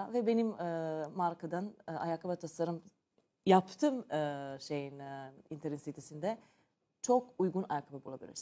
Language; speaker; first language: Turkish; non-native, learner; Serbian